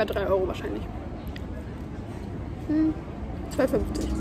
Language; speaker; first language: German; native; German